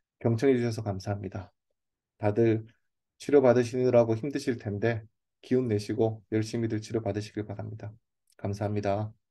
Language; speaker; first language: Korean; native; Korean